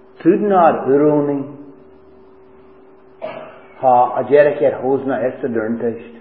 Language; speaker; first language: Hungarian; non-native, fluent; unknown